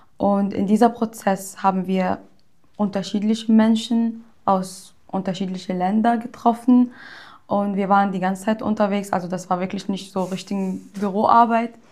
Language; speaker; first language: German; early bilingual, other home language; Arabic